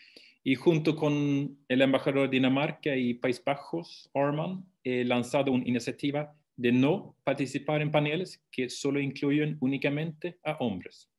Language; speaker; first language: Spanish; non-native, fluent; Swedish